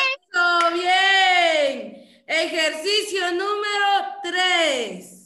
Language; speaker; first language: Spanish; native; Spanish